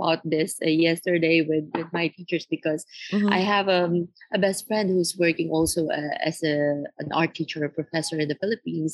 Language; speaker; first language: English; non-native, local second language; Filipino